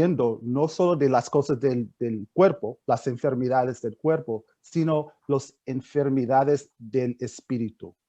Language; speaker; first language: Spanish; non-native, fluent; English